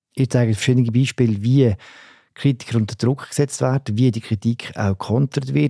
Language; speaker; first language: German; native; German